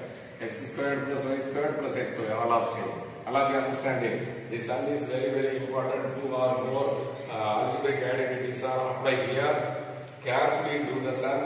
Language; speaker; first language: English; non-native, local second language; Tamil